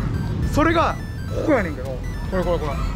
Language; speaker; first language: Japanese; native; Japanese